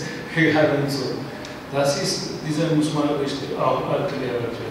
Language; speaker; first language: German; non-native, learner; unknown